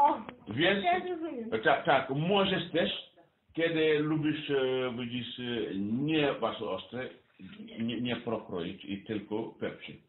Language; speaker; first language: Polish; non-native, learner; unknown